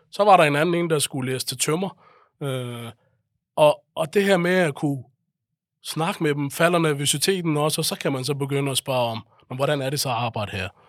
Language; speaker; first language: Danish; early bilingual, other home language; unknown